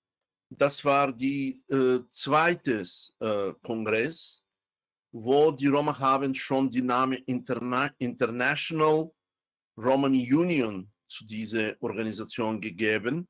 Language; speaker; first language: German; non-native, fluent; Romany